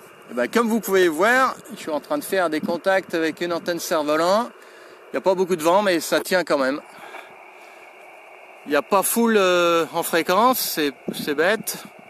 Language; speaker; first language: French; native; French